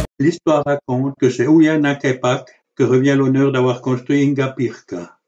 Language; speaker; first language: French; native; French